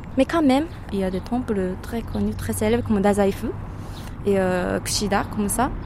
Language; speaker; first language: French; non-native, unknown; Japanese